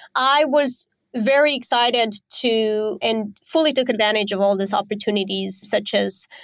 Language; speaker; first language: English; non-native, fluent; Romanian